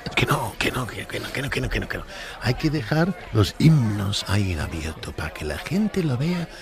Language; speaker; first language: Spanish; non-native, fluent; English